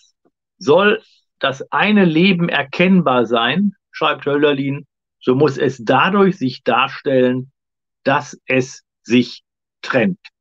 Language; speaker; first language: German; native; German